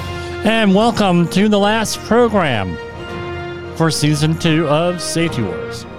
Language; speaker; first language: English; native; English